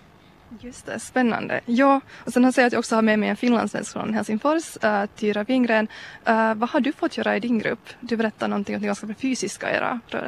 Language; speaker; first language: Swedish; native; Swedish